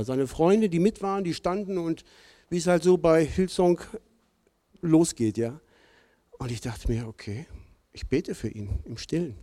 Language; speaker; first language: German; native; German